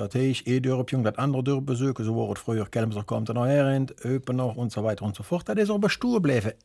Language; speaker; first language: German; native; German